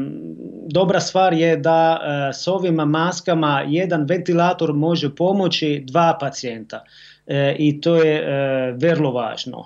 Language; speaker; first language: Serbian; non-native, fluent; Italian